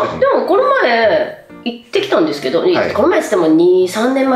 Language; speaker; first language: Japanese; native; Japanese